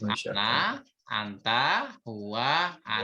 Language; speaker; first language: Arabic; non-native, fluent; Indonesian